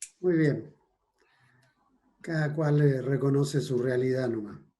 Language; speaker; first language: Spanish; native; Spanish